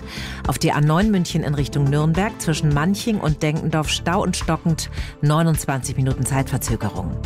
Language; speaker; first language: German; native; German